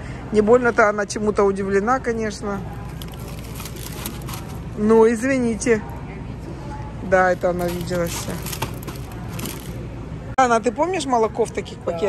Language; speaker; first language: Russian; native; Russian